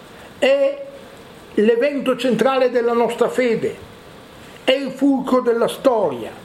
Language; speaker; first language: Italian; native; Italian